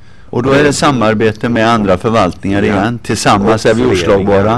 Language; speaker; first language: Swedish; native; Swedish